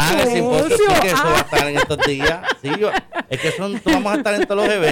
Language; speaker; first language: Spanish; native; Spanish